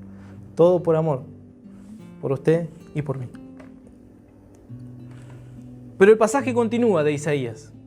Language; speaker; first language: Spanish; native; Spanish